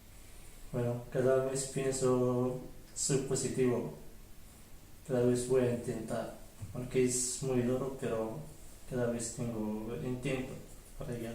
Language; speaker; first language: Spanish; early bilingual, other home language; Arabic